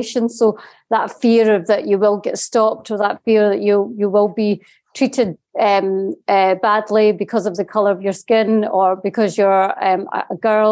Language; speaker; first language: English; native; English